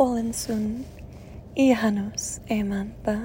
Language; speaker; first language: Finnish; non-native, learner; English